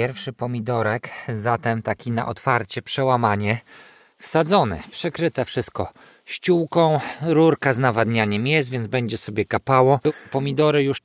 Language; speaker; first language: Polish; native; Polish